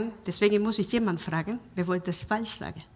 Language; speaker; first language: German; non-native, fluent; Spanish